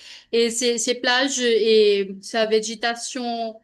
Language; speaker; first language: French; non-native, learner; Hindi